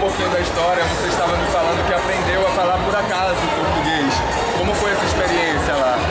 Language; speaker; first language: Portuguese; native; Portuguese